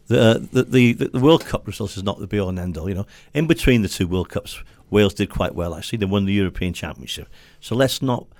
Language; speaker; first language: English; native; English